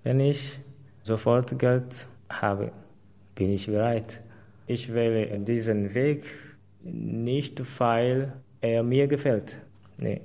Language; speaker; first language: German; non-native, fluent; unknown